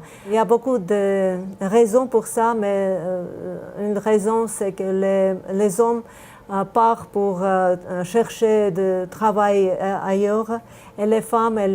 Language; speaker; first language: French; non-native, fluent; Armenian